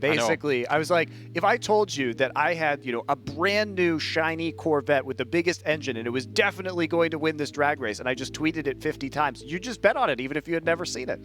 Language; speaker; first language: English; native; English